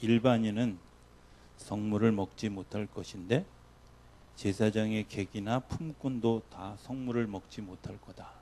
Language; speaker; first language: Korean; native; Korean